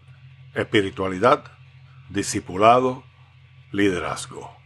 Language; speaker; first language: Spanish; native; Spanish